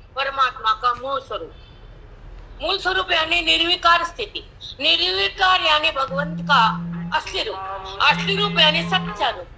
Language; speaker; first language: Hindi; non-native, local second language; Marathi